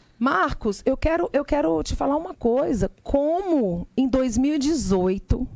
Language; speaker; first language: Portuguese; native; Portuguese